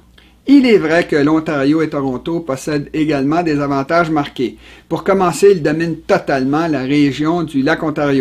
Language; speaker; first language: French; native; French